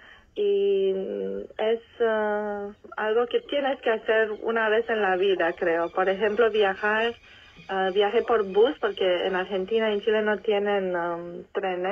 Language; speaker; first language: Spanish; non-native, fluent; Romanian